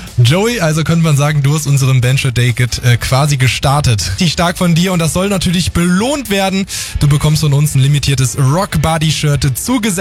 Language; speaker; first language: German; native; German